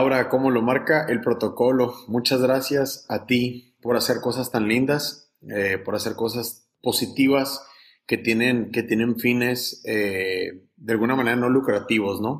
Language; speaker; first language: Spanish; native; Spanish